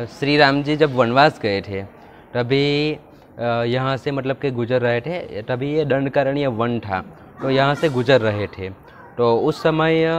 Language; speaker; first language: Hindi; non-native, local second language; Gujarati